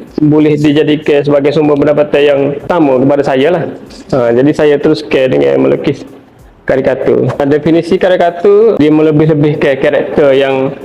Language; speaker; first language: Malay; native; Malay